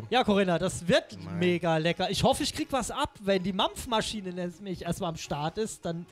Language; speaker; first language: German; native; German